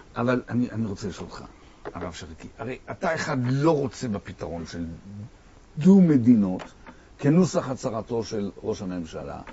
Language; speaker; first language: Hebrew; native; Hebrew